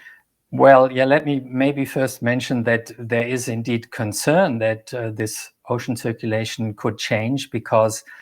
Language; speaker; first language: English; non-native, fluent; German